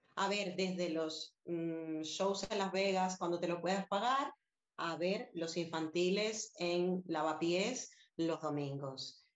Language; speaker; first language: Spanish; native; Spanish